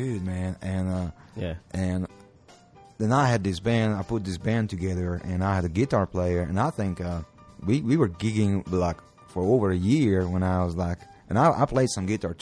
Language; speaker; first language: English; non-native, fluent; Hungarian